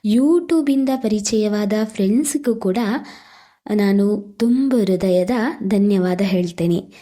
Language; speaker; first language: Kannada; non-native, local second language; Tulu